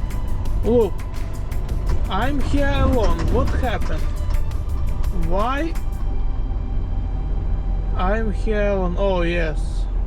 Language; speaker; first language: English; non-native, learner; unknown